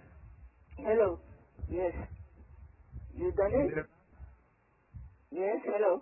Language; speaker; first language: English; early bilingual, other home language; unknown